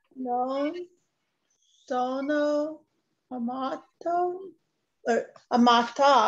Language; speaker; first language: Italian; non-native, learner; English